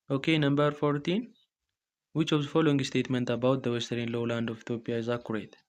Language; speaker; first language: English; non-native, local second language; Amharic